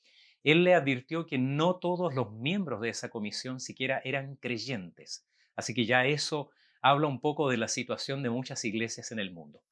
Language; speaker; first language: Spanish; native; Spanish